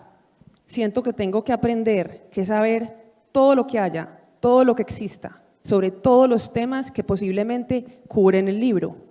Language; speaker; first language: Spanish; native; Spanish